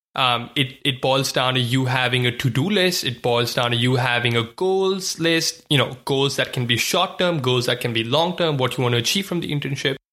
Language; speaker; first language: English; non-native, local second language; Hindi